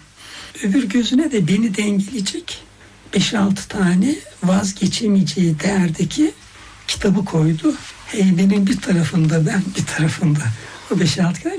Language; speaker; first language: Turkish; native; Turkish